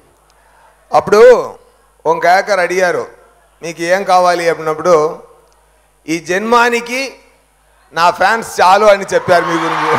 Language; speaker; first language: Telugu; non-native, fluent; Tamil